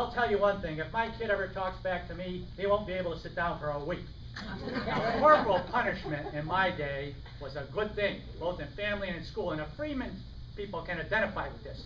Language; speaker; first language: English; native; English